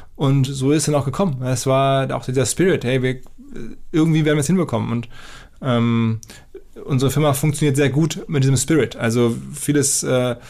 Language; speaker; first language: German; native; German